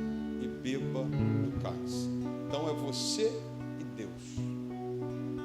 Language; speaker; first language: Portuguese; native; Portuguese